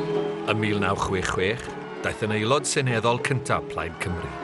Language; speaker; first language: Welsh; native; Welsh